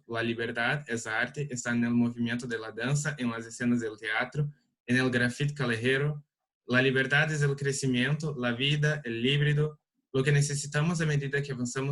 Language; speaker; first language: Spanish; non-native, learner; Portuguese